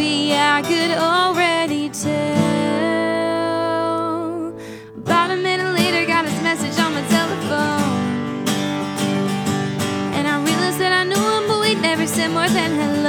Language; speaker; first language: English; native; English